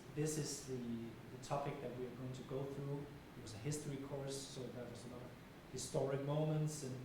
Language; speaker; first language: English; non-native, fluent; Danish